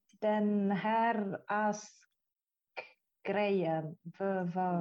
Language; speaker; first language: Swedish; non-native, fluent; Italian